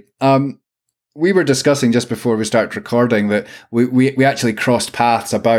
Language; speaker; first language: English; native; English